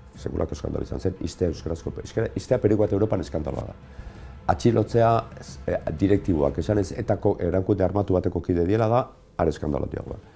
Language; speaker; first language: Basque; native; Basque